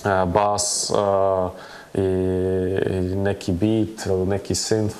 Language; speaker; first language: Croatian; early bilingual, heritage; Croatian